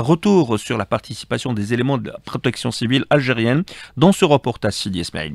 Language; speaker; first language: French; non-native, local second language; Arabic